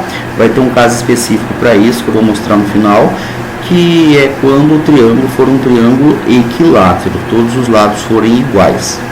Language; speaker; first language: Portuguese; native; Portuguese